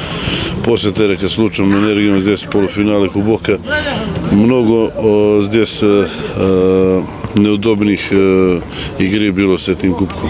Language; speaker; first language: Russian; non-native, fluent; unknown